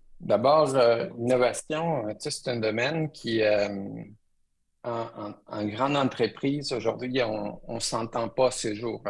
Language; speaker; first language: French; early bilingual, other home language; Spanish